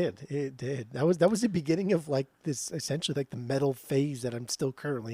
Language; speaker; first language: English; native; English